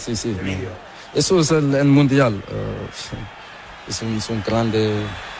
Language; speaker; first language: Spanish; non-native, learner; Portuguese